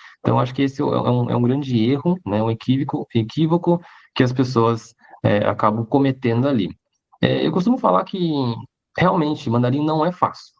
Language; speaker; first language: Portuguese; early bilingual, other home language; Hakka Chinese